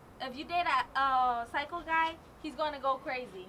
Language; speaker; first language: English; early bilingual, other home language; Spanish